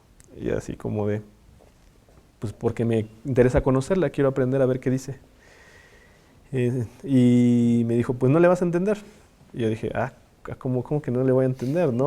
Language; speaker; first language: Spanish; native; Spanish